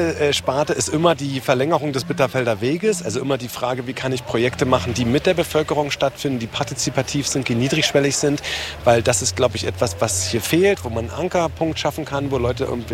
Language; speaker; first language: German; native; German